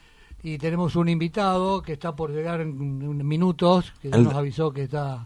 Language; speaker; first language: Spanish; native; Spanish